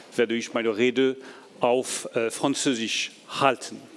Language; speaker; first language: German; non-native, fluent; French